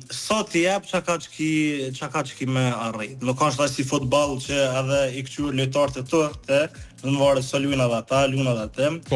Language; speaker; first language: Albanian; early bilingual, heritage; Albanian